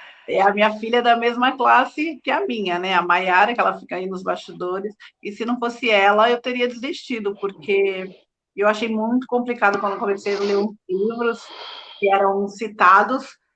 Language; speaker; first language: Portuguese; native; Portuguese